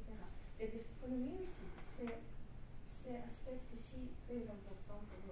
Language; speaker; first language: French; non-native, learner; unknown